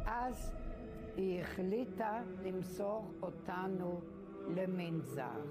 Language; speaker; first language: Hebrew; non-native, fluent; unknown